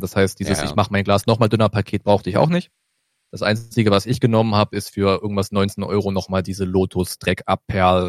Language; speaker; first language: German; native; German